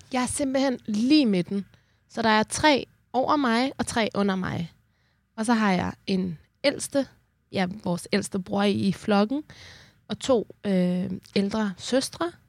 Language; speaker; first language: Danish; early bilingual, other home language; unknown